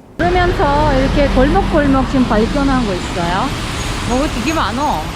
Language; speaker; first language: Korean; non-native, fluent; Russian